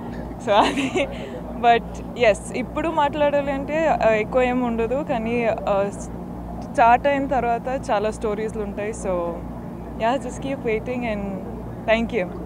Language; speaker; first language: Telugu; non-native, fluent; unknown